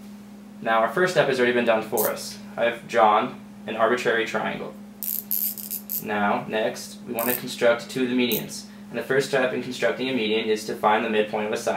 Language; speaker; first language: English; native; English